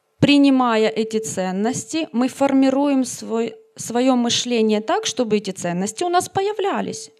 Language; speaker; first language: Czech; non-native, learner; Russian